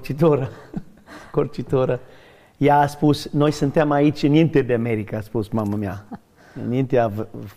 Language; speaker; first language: Romanian; non-native, learner; English